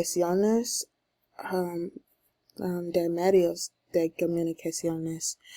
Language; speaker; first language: Spanish; non-native, learner; English